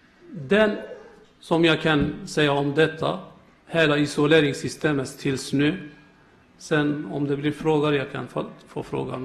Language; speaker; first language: Swedish; non-native, learner; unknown